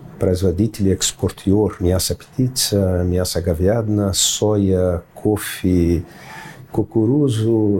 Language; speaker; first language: Russian; non-native, fluent; Portuguese